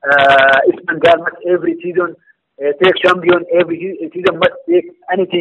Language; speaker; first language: English; non-native, learner; Arabic